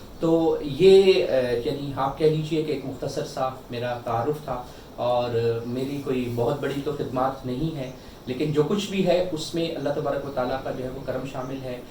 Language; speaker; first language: Urdu; non-native, local second language; Northern Hindko